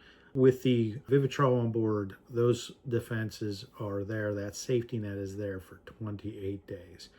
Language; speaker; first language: English; native; English